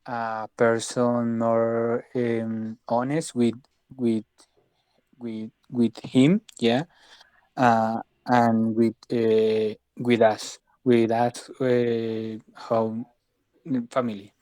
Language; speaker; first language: English; non-native, learner; Spanish